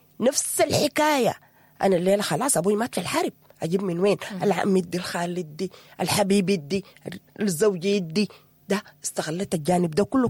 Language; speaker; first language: Arabic; native; Arabic